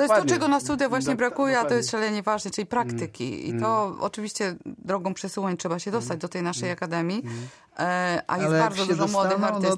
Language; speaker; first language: Polish; native; Polish